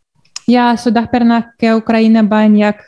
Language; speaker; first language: Indonesian; non-native, learner; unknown